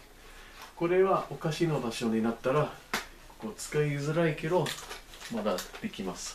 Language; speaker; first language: Japanese; non-native, learner; English